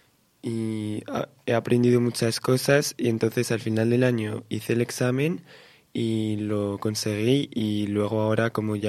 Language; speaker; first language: Spanish; early bilingual, heritage; Spanish